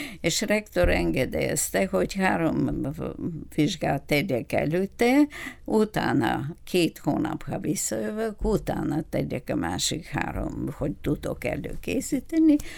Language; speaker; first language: Hungarian; non-native, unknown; Bulgarian